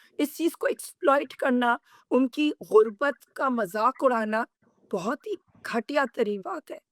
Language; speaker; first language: Urdu; native; Urdu